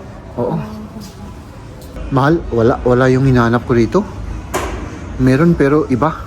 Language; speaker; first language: Filipino; native; Filipino